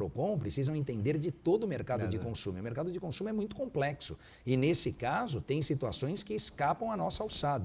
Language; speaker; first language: Portuguese; native; Portuguese